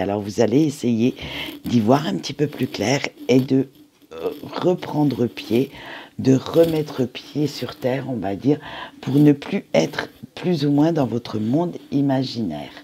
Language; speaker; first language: French; native; French